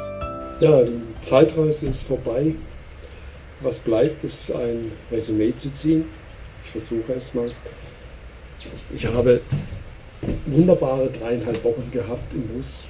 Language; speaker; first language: German; native; German